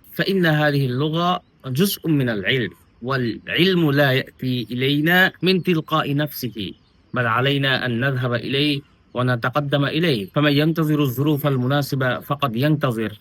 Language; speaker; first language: Arabic; non-native, fluent; Bangla